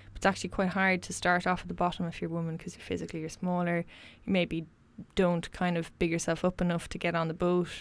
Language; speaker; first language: English; native; English